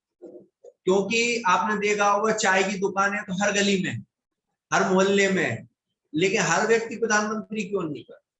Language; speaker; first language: Hindi; native; Hindi